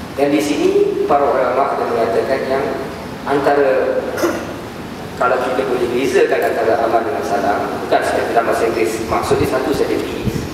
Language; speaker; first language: Malay; native; Malay